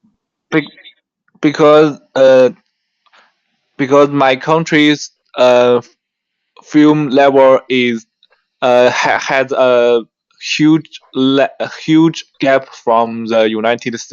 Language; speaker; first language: English; non-native, learner; Chinese